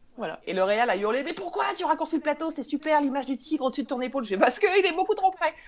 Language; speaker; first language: French; native; French